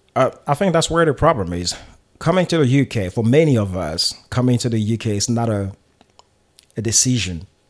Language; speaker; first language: English; non-native, fluent; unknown